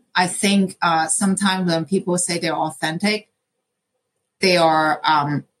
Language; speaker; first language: English; non-native, local second language; Cantonese